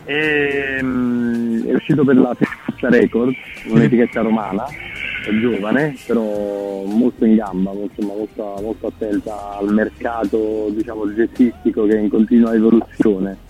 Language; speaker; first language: Italian; native; Italian